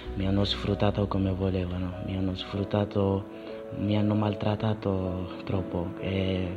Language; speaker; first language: Italian; non-native, learner; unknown